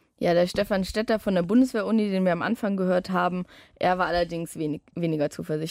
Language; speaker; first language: German; native; German